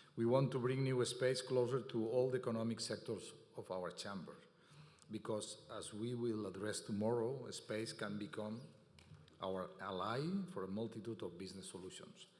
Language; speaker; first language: English; non-native, fluent; Catalan